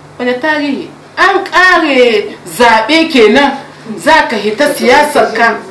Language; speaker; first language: Hausa; native; Hausa